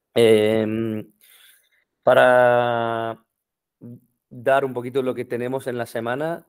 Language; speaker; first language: Spanish; non-native, fluent; French